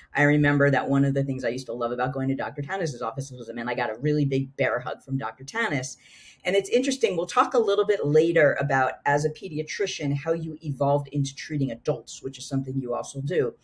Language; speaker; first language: English; native; English